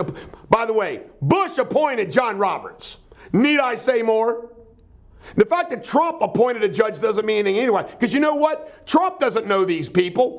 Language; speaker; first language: English; native; English